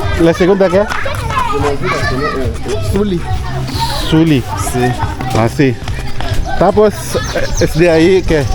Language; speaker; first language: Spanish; non-native, learner; Filipino